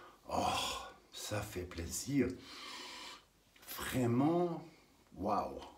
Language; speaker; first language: French; non-native, learner; English